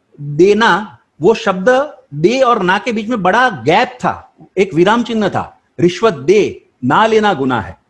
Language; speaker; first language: Hindi; non-native, local second language; Gujarati